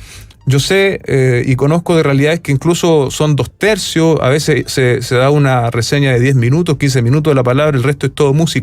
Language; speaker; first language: Spanish; native; Spanish